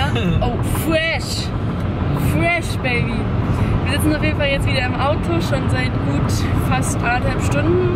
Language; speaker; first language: German; native; German